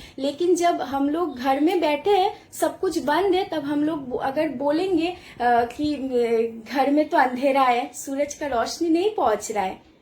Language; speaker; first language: Hindi; non-native, local second language; Bangla